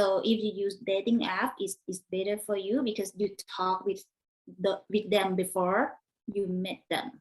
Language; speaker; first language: English; non-native, learner; Thai